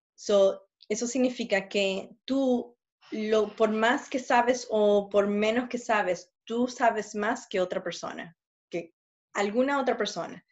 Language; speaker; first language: Spanish; early bilingual, heritage; Spanish